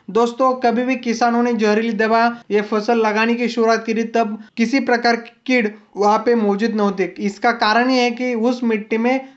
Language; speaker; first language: Hindi; non-native, local second language; Marathi